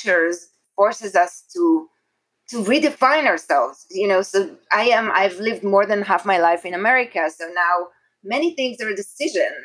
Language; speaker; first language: English; non-native, fluent; Hebrew